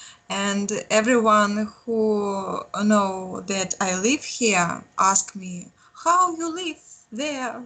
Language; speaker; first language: English; non-native, learner; Russian